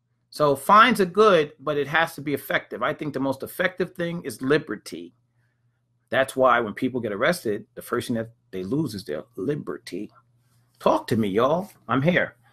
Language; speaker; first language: English; native; English